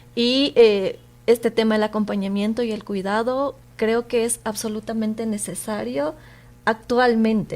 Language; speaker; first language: Spanish; native; Spanish